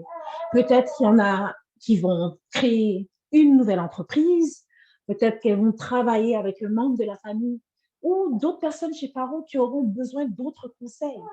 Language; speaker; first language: French; native; French